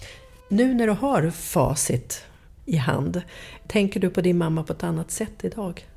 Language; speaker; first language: Swedish; native; Swedish